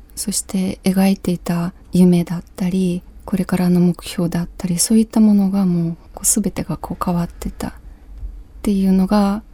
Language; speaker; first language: Japanese; non-native, fluent; Ukrainian